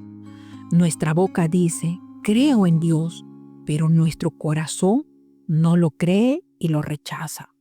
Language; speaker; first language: Spanish; native; Spanish